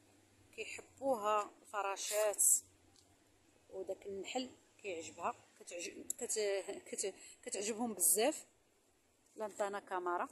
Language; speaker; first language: Arabic; native; Arabic